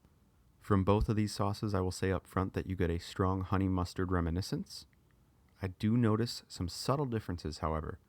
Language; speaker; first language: English; native; English